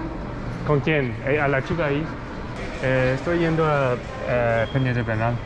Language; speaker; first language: Spanish; non-native, learner; English